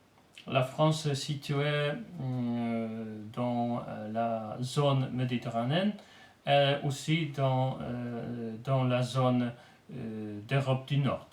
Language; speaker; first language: French; non-native, learner; Polish